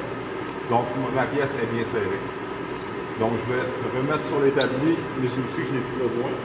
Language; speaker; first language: French; native; French